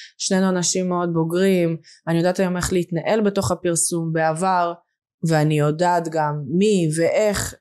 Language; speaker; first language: Hebrew; early bilingual, other home language; Russian